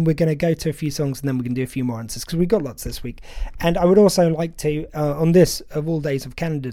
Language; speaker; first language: English; native; English